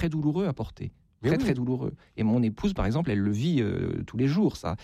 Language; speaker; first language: French; native; French